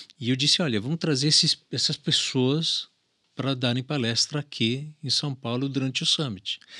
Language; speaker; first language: Portuguese; early bilingual, other home language; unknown